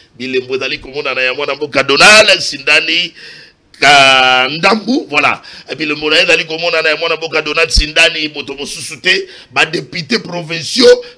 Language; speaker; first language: Lingala; non-native, local second language; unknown